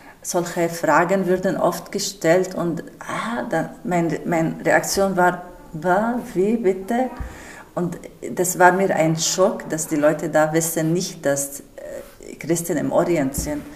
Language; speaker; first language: German; non-native, fluent; Arabic